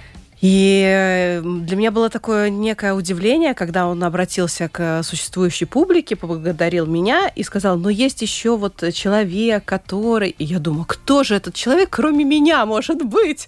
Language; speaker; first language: Russian; native; Russian